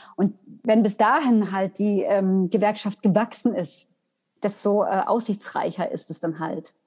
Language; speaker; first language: German; native; German